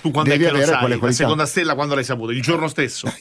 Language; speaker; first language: Italian; native; Italian